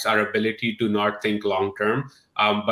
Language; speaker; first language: English; non-native, local second language; Urdu